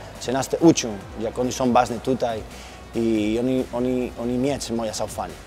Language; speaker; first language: Polish; non-native, learner; Spanish